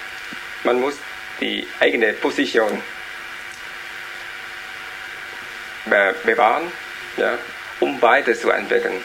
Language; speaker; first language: German; non-native, learner; Vietnamese